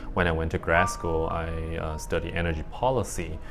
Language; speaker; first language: English; early bilingual, other home language; Chinese